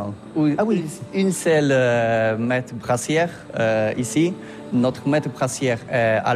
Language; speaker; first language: French; non-native, learner; Polish